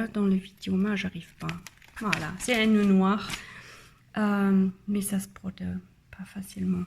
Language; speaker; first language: French; non-native, learner; German